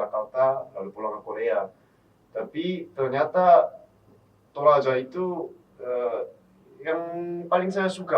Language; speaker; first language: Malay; non-native, fluent; Korean